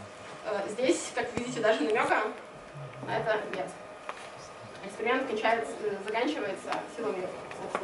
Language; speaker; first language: Russian; native; Russian